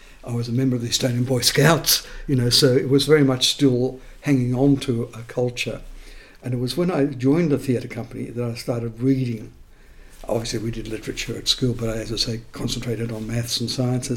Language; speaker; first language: English; non-native, local second language; Estonian